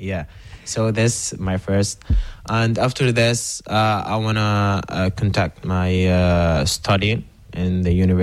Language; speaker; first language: English; non-native, learner; Arabic